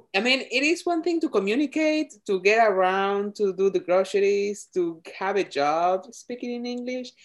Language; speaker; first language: English; non-native, fluent; Spanish